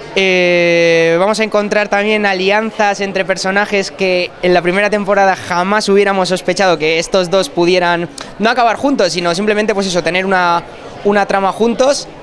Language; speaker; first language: Spanish; native; Spanish